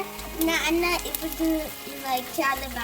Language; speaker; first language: Telugu; early bilingual, heritage; Telugu